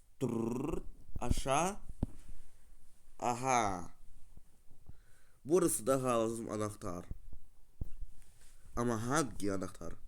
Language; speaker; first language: Turkish; non-native, learner; Russian